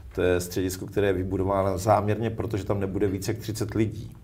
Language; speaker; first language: Czech; native; Czech